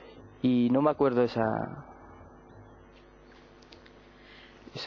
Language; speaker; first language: Spanish; non-native, learner; Arabic